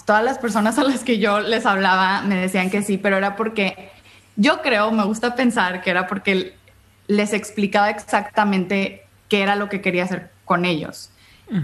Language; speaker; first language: Spanish; native; Spanish